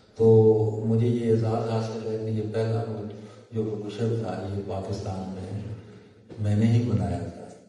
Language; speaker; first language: Urdu; non-native, local second language; Punjabi